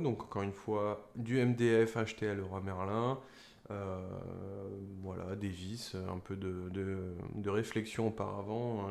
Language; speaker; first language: French; native; French